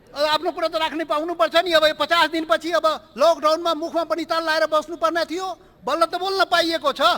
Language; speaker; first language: Nepali; non-native, local second language; Maithili